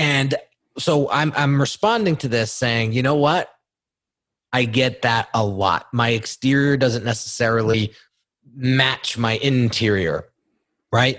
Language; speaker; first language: English; native; English